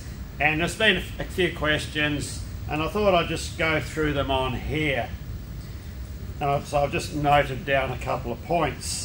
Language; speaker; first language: English; native; English